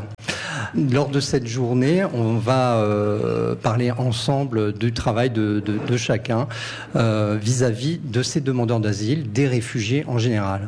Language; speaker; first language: French; native; French